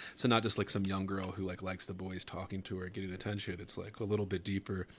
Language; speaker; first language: English; native; English